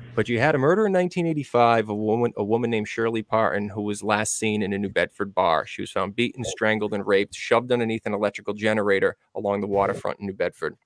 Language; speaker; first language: English; native; English